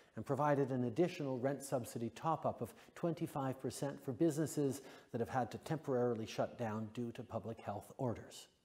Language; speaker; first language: English; early bilingual, other home language; French